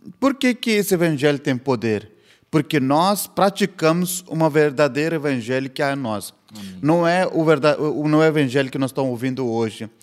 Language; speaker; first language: Portuguese; non-native, fluent; Hindi